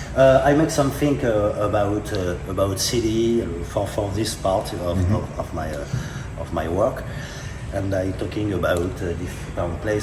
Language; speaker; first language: English; non-native, learner; French